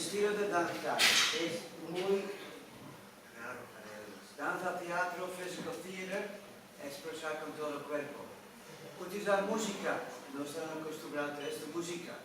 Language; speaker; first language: Spanish; non-native, learner; Dutch